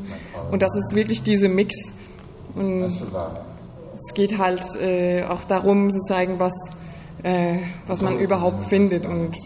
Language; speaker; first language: German; non-native, fluent; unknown